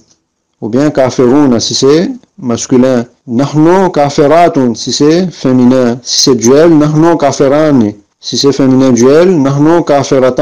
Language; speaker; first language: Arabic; non-native, fluent; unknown